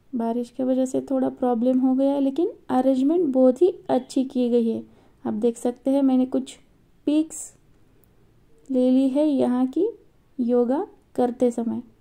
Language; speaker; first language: Hindi; non-native, local second language; Marathi